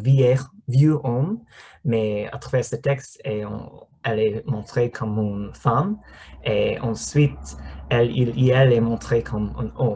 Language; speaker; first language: French; non-native, learner; English